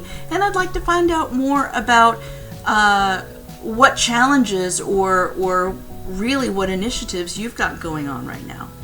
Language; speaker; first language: English; native; English